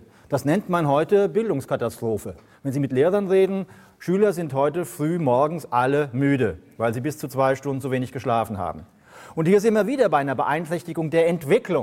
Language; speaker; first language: German; native; German